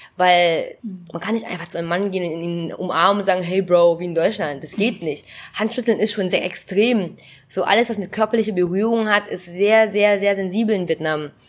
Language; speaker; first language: German; early bilingual, other home language; Vietnamese